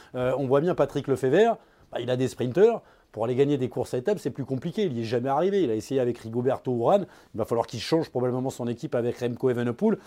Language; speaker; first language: French; native; French